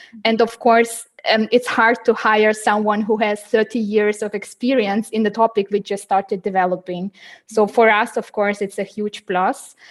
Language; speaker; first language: English; non-native, fluent; Uzbek